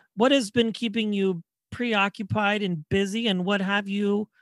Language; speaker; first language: English; native; English